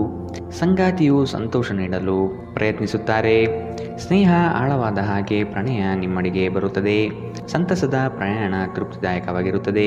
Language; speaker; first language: Kannada; native; Kannada